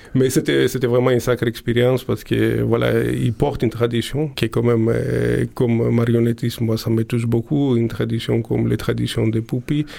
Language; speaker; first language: French; non-native, fluent; Greek